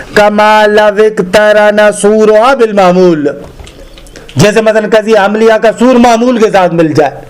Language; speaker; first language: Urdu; non-native, local second language; Sindhi